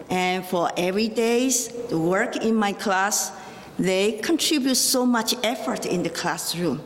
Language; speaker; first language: English; non-native, fluent; Chinese